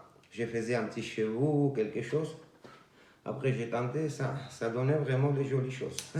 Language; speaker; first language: French; non-native, learner; Georgian